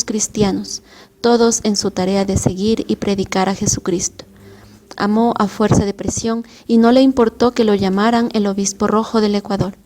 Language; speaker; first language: Spanish; native; Spanish